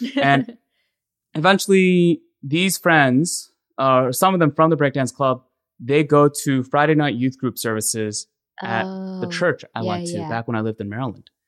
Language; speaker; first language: English; native; English